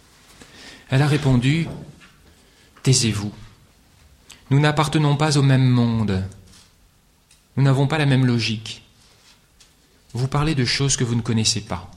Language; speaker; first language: French; native; French